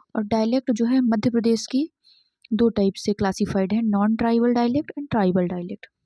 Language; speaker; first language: Hindi; native; Hindi